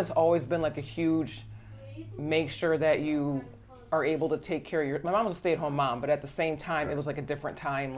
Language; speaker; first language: English; native; English